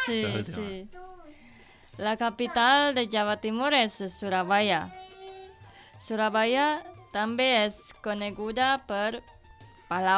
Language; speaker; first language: Catalan; non-native, learner; Indonesian